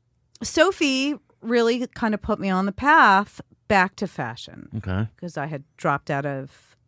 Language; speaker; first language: English; native; English